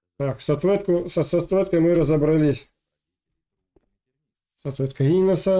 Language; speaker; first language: Russian; native; Russian